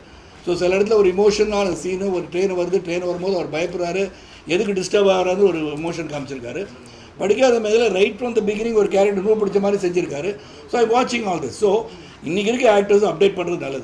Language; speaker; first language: Tamil; native; Tamil